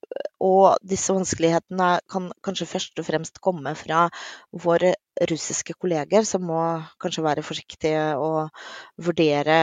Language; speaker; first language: Norwegian; non-native, fluent; Russian